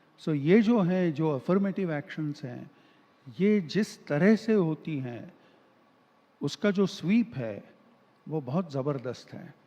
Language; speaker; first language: Hindi; non-native, local second language; Marathi